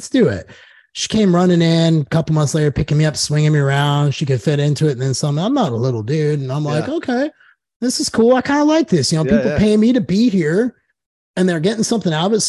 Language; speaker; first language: English; native; English